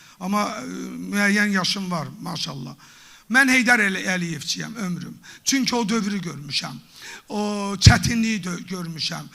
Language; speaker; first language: Azerbaijani; non-native, local second language; Talysh